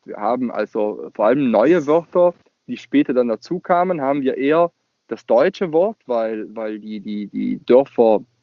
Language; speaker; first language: German; non-native, local second language; Ladin